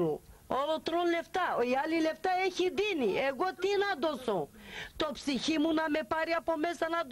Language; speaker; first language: Greek; non-native, local second language; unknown